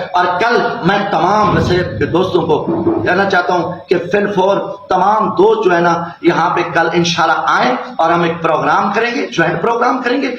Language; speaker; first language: Urdu; non-native, local second language; Saraiki